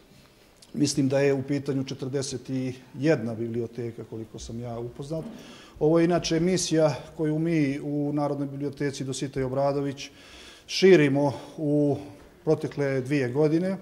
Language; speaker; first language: Serbian; native; Serbian